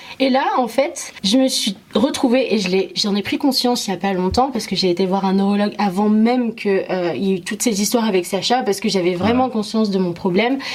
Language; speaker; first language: French; early bilingual, other home language; Arabic